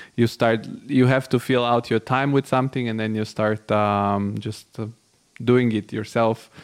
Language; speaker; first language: English; non-native, fluent; Bulgarian